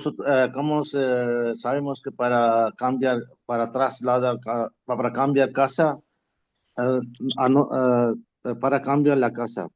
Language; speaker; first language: Spanish; non-native, learner; Urdu